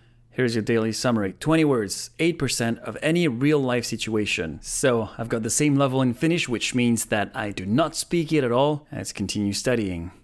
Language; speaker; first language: English; non-native, fluent; Japanese